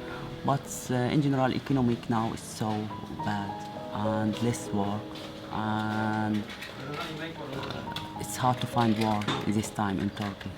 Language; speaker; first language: English; non-native, learner; Arabic